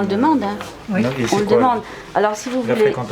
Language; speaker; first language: French; native; French